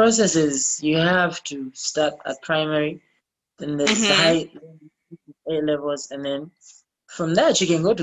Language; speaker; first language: English; non-native, local second language; Bemba